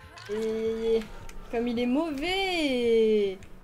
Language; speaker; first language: French; native; French